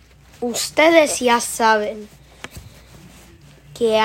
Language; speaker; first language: Spanish; early bilingual, heritage; Spanish